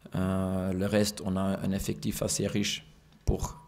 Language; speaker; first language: French; non-native, fluent; Dutch